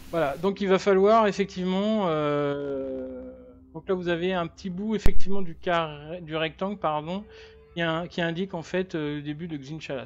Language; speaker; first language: French; native; French